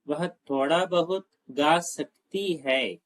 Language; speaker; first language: Hindi; non-native, local second language; Telugu